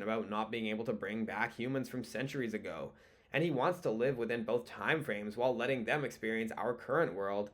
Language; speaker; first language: English; native; English